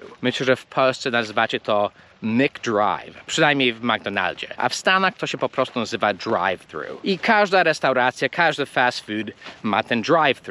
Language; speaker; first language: Polish; early bilingual, heritage; Polish